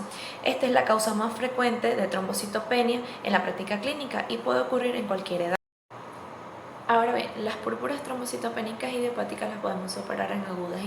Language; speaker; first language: Spanish; native; Spanish